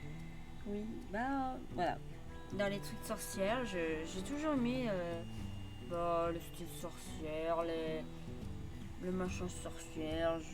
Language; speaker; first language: French; native; French